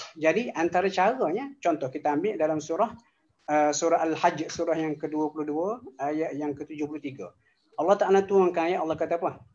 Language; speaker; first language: Malay; native; Malay